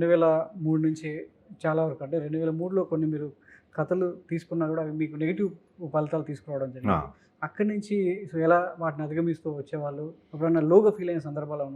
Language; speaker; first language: Telugu; native; Telugu